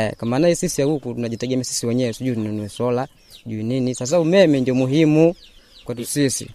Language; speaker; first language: Swahili; non-native, local second language; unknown